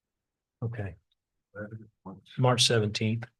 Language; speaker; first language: English; native; English